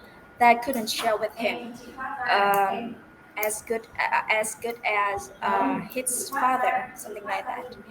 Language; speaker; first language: English; non-native, fluent; Vietnamese